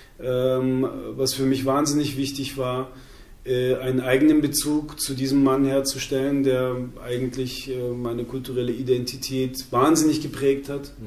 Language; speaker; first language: German; early bilingual, other home language; Turkish